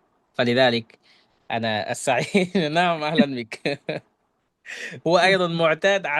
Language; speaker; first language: Arabic; non-native, fluent; Bangla